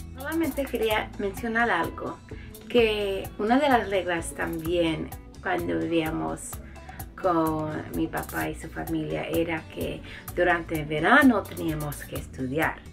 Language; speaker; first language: Spanish; early bilingual, heritage; Spanish